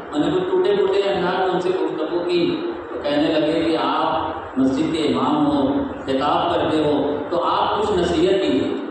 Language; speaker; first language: Urdu; native; Urdu